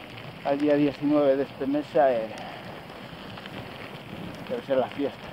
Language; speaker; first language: Spanish; non-native, local second language; Galician